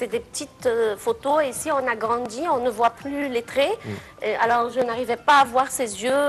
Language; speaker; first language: French; non-native, fluent; Arabic